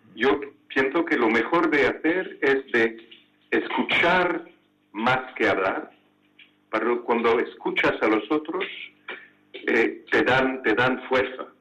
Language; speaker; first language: Spanish; non-native, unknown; French